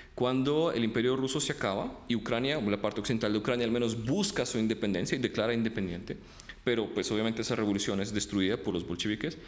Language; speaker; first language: Spanish; early bilingual, other home language; Russian